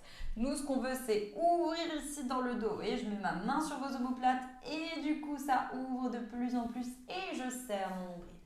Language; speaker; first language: French; native; French